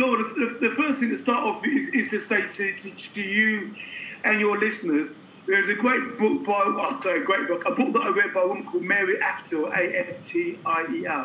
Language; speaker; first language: English; native; English